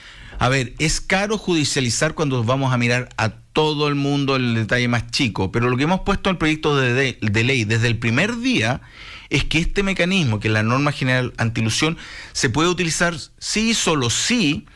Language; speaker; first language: Spanish; native; Spanish